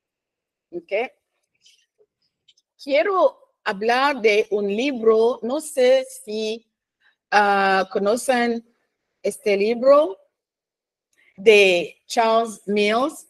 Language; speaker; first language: Spanish; non-native, fluent; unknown